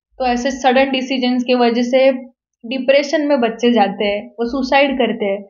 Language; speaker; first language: Hindi; non-native, local second language; Marathi